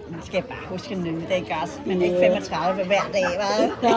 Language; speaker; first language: Danish; non-native, fluent; Vietnamese